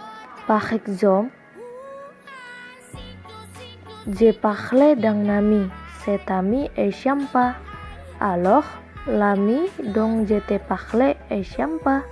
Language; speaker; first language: French; non-native, learner; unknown